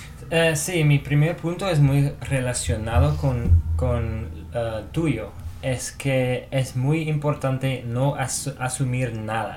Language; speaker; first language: Spanish; non-native, fluent; English